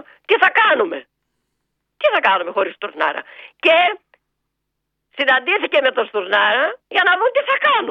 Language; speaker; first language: Greek; native; Greek